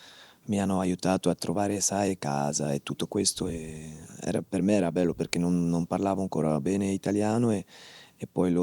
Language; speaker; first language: Italian; non-native, fluent; Dutch